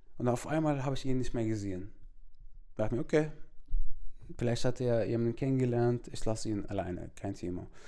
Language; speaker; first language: German; non-native, fluent; Arabic